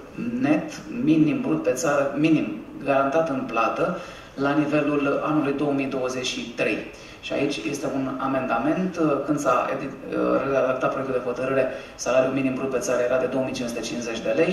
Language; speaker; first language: Romanian; native; Romanian